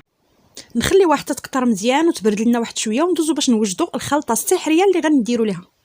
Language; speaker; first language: Arabic; native; Arabic